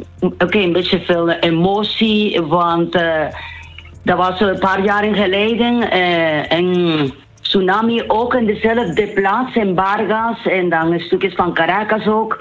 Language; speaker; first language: Dutch; non-native, learner; Spanish